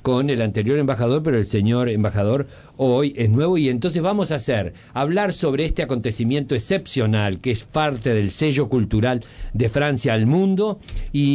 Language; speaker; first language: Spanish; native; Spanish